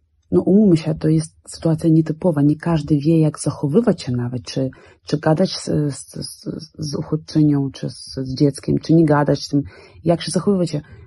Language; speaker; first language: Polish; non-native, fluent; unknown